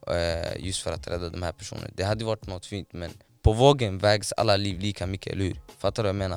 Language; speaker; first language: Swedish; non-native, fluent; Somali